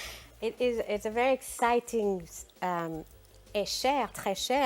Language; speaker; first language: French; non-native, fluent; English